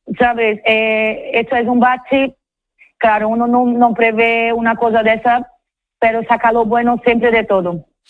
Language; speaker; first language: Spanish; non-native, fluent; Portuguese